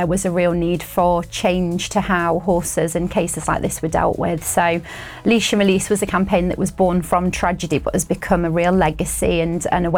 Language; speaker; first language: English; native; English